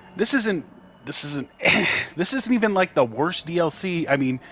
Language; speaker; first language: English; native; English